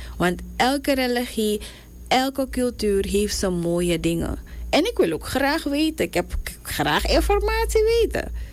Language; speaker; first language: Dutch; native; Dutch